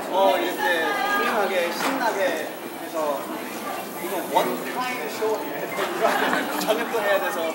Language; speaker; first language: Korean; early bilingual, heritage; English